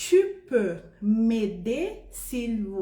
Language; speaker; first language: French; non-native, fluent; Portuguese